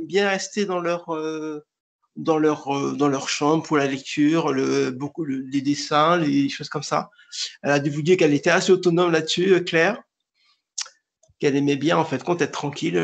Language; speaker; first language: French; native; French